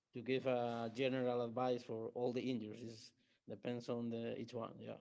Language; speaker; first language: English; non-native, learner; Spanish